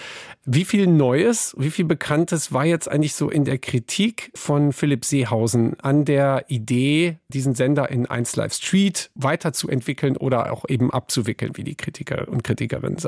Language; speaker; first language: German; native; German